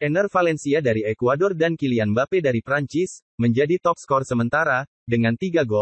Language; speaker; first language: Indonesian; native; Indonesian